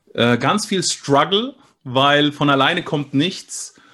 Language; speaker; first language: German; early bilingual, other home language; Spanish